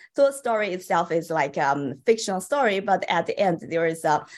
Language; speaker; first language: English; non-native, fluent; Chinese